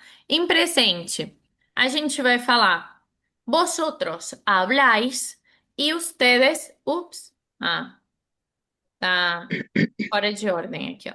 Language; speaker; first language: Portuguese; non-native, fluent; Spanish